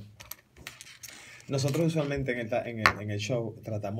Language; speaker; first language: Spanish; native; Spanish